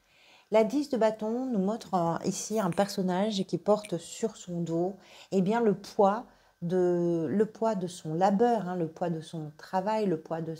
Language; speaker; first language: French; native; French